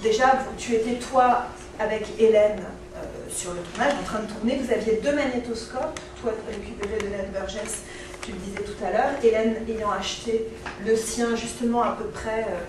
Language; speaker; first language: French; native; French